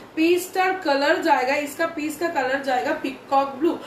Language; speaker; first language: Hindi; non-native, local second language; Bangla